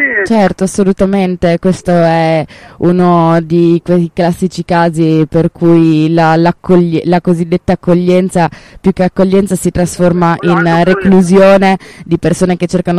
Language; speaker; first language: Italian; native; Italian